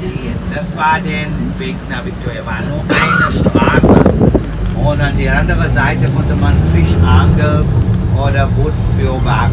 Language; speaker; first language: German; non-native, learner; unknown